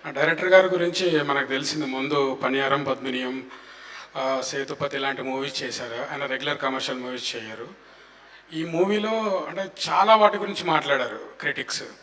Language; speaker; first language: Telugu; native; Telugu